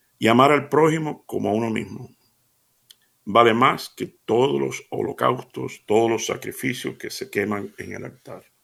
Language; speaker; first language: Spanish; early bilingual, heritage; Spanish